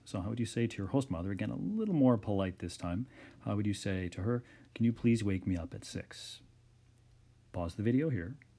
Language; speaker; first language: English; native; English